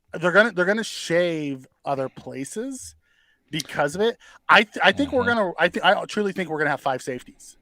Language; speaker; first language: English; native; English